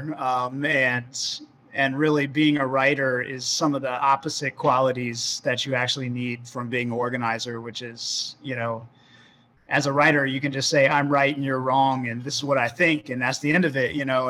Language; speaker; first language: English; native; English